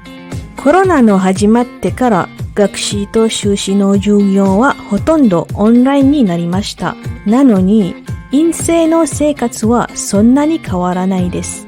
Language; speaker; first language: Japanese; non-native, fluent; Malay